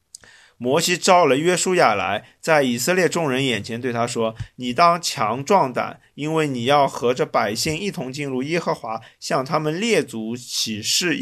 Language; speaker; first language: Chinese; native; Chinese